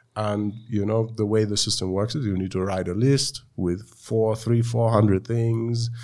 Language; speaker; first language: English; non-native, fluent; German